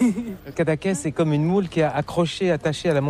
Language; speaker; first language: French; native; French